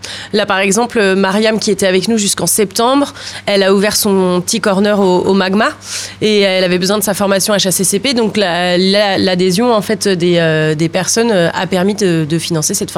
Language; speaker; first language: French; native; French